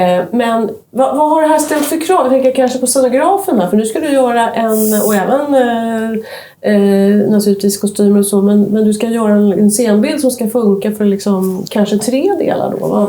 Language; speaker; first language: Swedish; native; Swedish